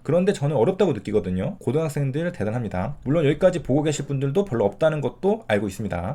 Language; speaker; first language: Korean; native; Korean